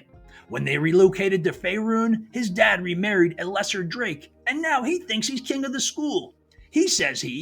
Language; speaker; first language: English; native; English